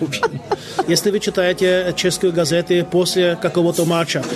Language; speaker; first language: Russian; non-native, local second language; Czech